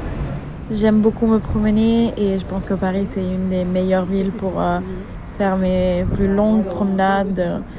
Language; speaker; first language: French; non-native, fluent; Italian